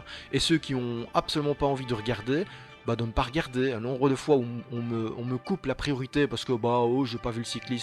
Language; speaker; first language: French; native; French